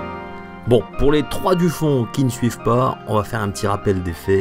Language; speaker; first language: French; native; French